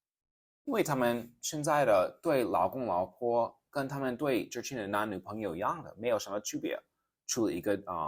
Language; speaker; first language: Chinese; non-native, fluent; English